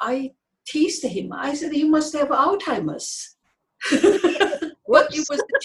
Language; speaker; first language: English; non-native, fluent; Chinese